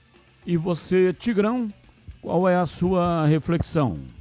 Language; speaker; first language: Portuguese; native; Portuguese